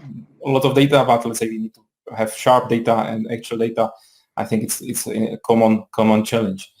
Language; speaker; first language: English; non-native, fluent; Czech